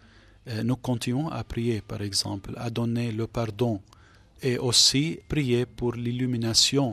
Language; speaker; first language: French; non-native, fluent; Arabic